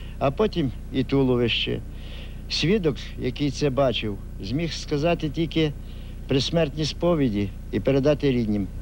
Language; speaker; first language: Ukrainian; native; Ukrainian